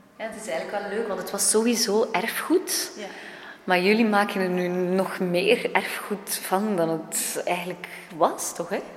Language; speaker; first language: Dutch; native; Dutch